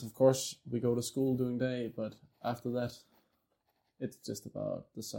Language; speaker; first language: English; non-native, fluent; Danish